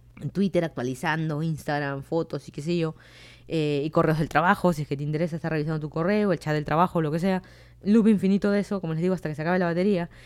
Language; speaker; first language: Spanish; native; Spanish